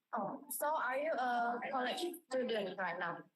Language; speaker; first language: English; non-native, learner; Indonesian